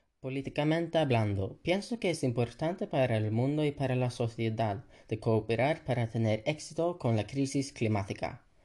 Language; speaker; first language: Spanish; non-native, learner; Norwegian